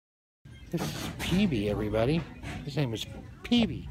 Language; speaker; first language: English; native; English